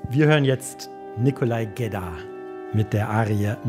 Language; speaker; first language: German; native; German